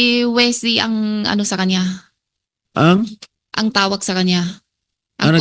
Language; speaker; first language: Filipino; early bilingual, other home language; Chinese